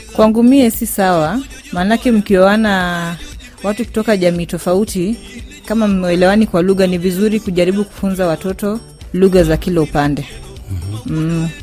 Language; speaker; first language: Swahili; non-native, local second language; Luo (Kenya and Tanzania)